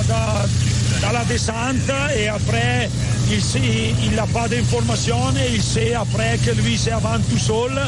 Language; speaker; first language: French; non-native, learner; Italian